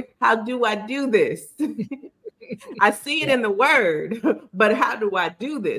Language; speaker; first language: English; native; English